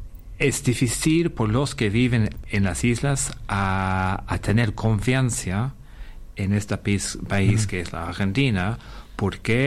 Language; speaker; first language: Spanish; non-native, fluent; English